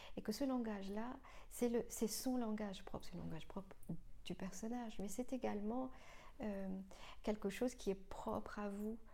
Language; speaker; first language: French; non-native, local second language; Morisyen